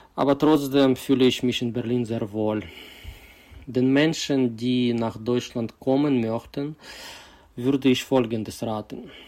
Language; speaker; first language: German; non-native, fluent; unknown